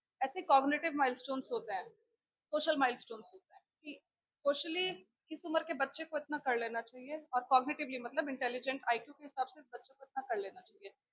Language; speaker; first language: Hindi; native; Hindi